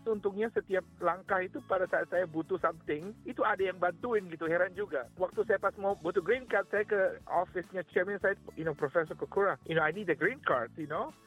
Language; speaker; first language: Indonesian; native; Indonesian